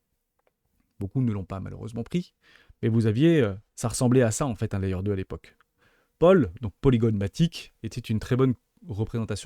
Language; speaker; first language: French; native; French